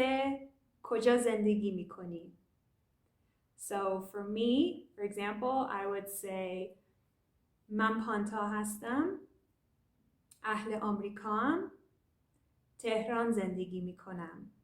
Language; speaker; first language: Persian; early bilingual, heritage; English